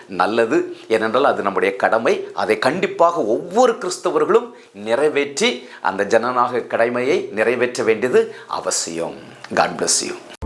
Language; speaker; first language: Tamil; native; Tamil